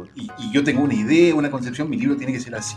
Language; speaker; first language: Spanish; native; Spanish